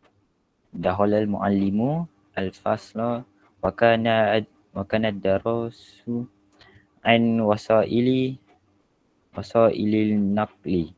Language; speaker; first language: Arabic; non-native, learner; Malay